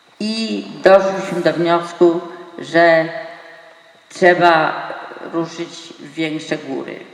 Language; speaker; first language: Polish; native; Polish